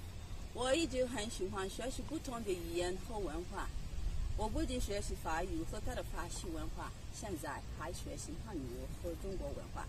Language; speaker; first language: Chinese; non-native, learner; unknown